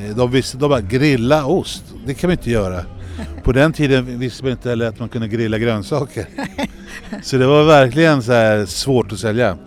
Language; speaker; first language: Swedish; early bilingual, other home language; Greek